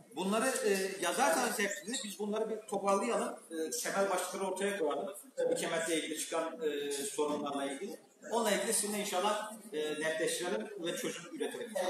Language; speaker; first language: Turkish; native; Turkish